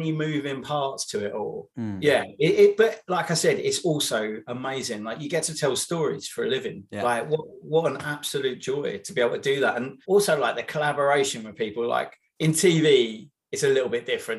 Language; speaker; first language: English; native; English